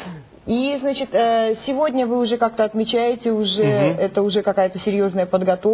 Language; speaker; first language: Russian; native; Russian